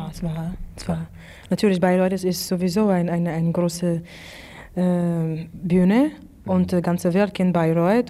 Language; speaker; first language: German; non-native, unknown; English